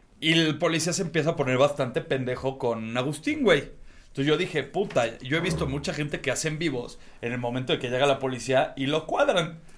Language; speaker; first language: Spanish; native; Spanish